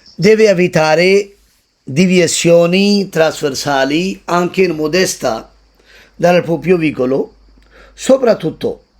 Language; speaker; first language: Italian; non-native, learner; Hindi